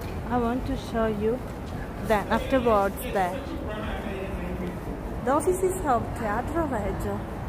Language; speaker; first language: English; non-native, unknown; Italian